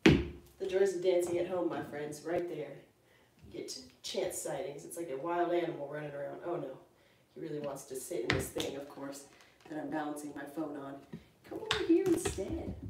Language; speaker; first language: English; native; English